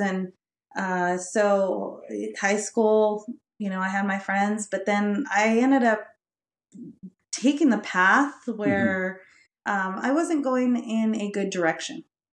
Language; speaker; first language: English; early bilingual, other home language; Spanish